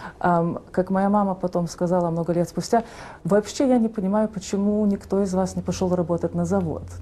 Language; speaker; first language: Russian; early bilingual, heritage; Russian